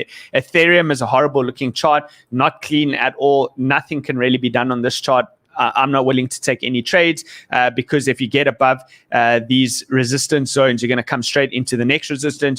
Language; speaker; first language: English; native; English